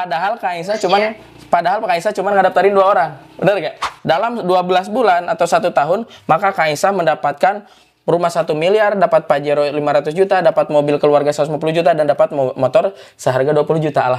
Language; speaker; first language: Indonesian; native; Indonesian